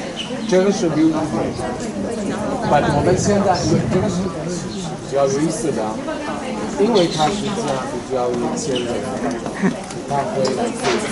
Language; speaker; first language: Chinese; non-native, fluent; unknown